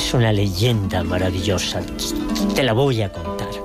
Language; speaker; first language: Spanish; native; Spanish